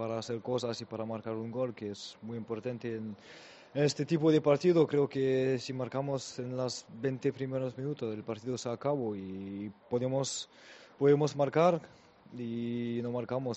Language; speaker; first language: Spanish; non-native, learner; French